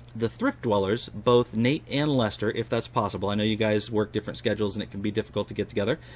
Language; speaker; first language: English; native; English